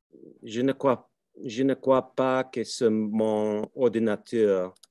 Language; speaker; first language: French; non-native, learner; English